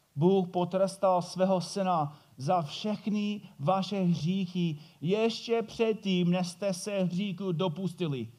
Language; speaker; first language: Czech; non-native, fluent; English